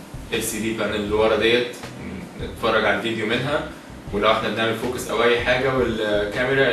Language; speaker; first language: Arabic; native; Arabic